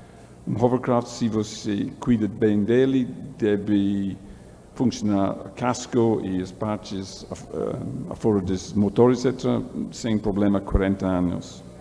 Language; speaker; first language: Portuguese; non-native, learner; English